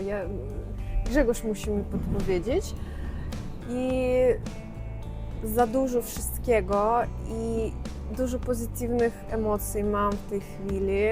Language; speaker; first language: Polish; non-native, fluent; Russian